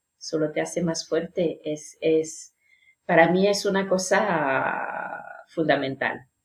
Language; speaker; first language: Spanish; non-native, fluent; French